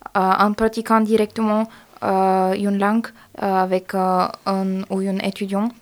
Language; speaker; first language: French; non-native, fluent; Bulgarian